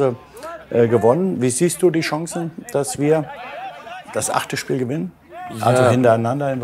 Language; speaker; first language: German; native; German